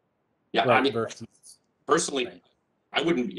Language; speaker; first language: English; native; English